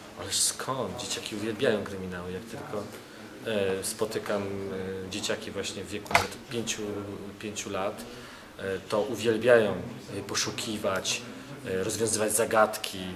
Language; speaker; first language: Polish; native; Polish